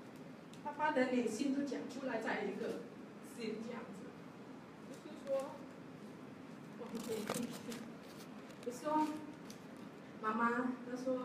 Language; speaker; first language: Chinese; non-native, learner; Javanese